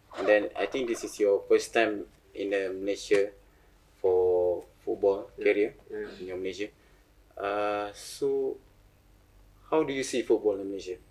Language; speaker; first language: English; non-native, local second language; Malay